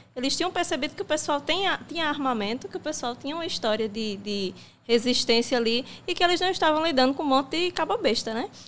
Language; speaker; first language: Portuguese; native; Portuguese